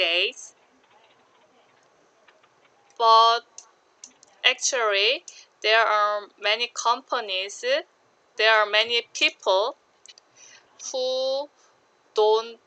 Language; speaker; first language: English; non-native, learner; Korean